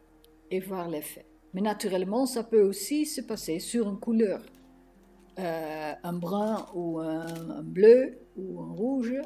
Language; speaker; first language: French; non-native, fluent; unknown